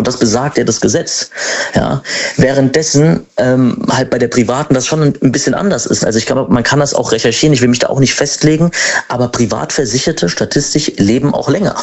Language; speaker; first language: German; native; German